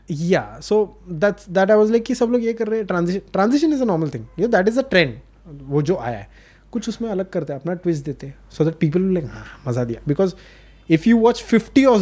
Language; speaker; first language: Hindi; non-native, local second language; Marathi